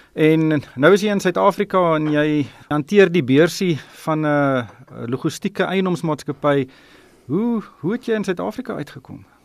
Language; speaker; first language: Afrikaans; native; Afrikaans